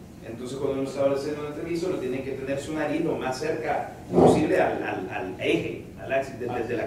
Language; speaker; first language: Spanish; native; Spanish